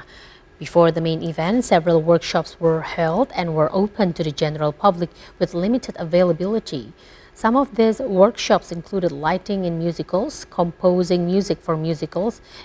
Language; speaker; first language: English; non-native, local second language; Indonesian